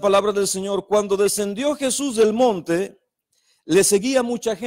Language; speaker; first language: Spanish; native; Spanish